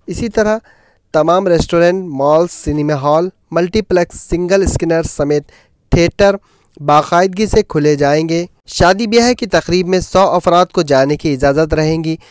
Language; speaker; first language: Urdu; native; Urdu